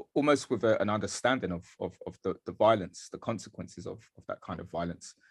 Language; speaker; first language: English; native; English